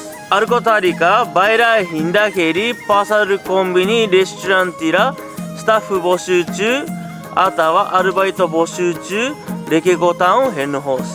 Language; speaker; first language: Nepali; non-native, fluent; Japanese